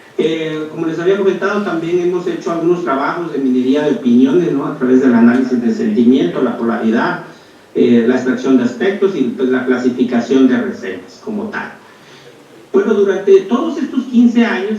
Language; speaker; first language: Spanish; native; Spanish